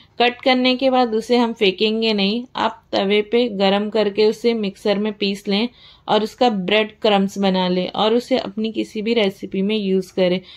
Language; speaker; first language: Hindi; native; Hindi